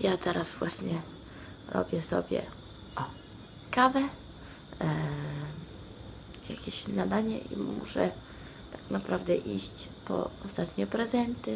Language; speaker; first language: Polish; non-native, fluent; Italian